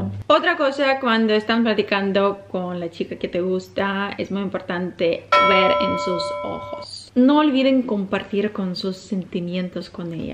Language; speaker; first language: Spanish; non-native, fluent; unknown